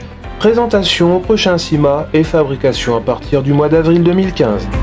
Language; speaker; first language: French; native; French